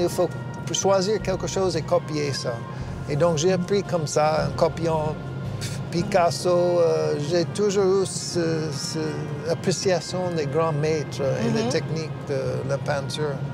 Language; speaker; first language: French; non-native, fluent; English